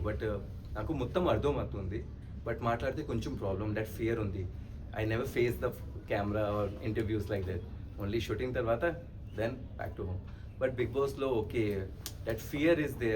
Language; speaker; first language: Telugu; non-native, learner; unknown